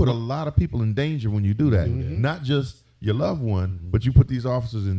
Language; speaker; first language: English; native; English